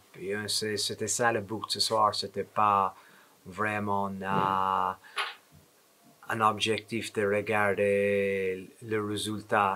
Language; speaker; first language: French; non-native, fluent; English